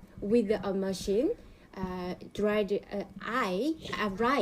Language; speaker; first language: English; non-native, learner; Korean